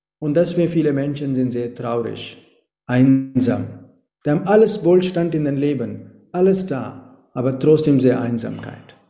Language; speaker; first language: German; non-native, fluent; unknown